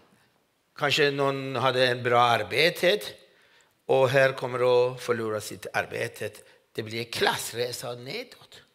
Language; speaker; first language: Swedish; non-native, fluent; Persian